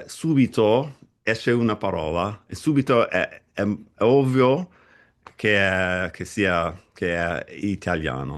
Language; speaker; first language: Italian; non-native, fluent; English